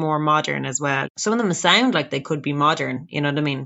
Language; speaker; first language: English; native; English